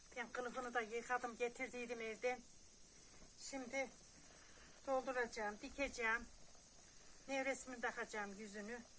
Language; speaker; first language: Turkish; native; Turkish